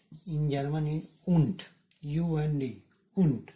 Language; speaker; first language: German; non-native, learner; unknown